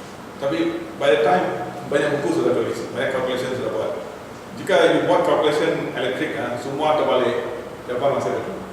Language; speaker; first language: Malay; non-native, local second language; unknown